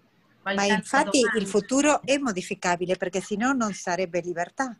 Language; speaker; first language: Italian; non-native, learner; Spanish